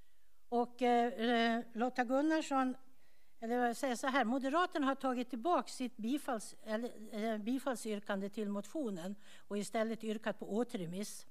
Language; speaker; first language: Swedish; native; Swedish